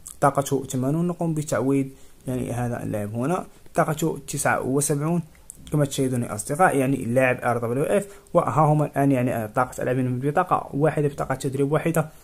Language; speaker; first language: Arabic; native; Arabic